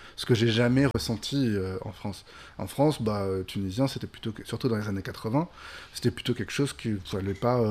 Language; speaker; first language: French; native; French